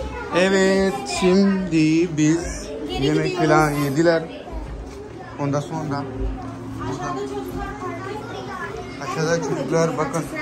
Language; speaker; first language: Turkish; non-native, learner; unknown